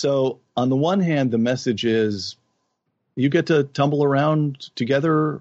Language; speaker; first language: English; native; English